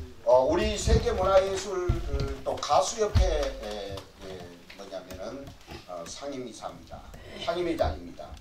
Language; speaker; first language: Korean; native; Korean